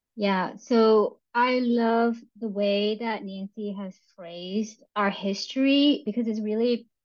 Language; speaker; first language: English; early bilingual, other home language; Vietnamese